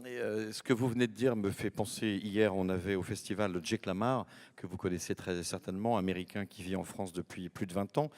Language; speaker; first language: French; native; French